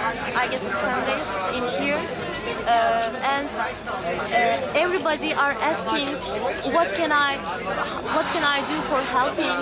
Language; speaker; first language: English; non-native, learner; Turkish